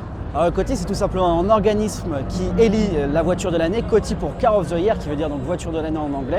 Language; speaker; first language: French; native; French